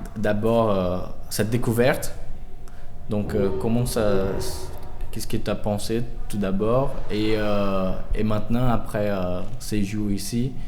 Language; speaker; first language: French; non-native, fluent; Portuguese